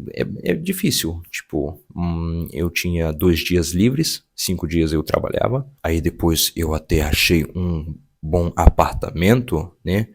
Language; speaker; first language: Portuguese; non-native, fluent; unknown